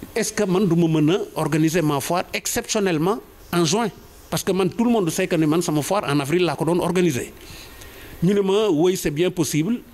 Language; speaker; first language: French; non-native, local second language; Wolof